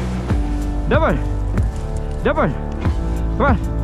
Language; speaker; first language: English; native; English